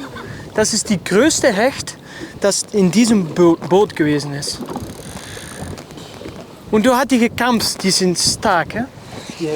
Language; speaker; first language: German; non-native, learner; Dutch